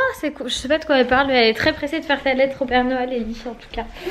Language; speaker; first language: French; native; French